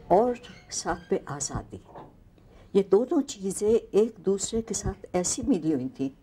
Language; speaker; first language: Urdu; non-native, local second language; Punjabi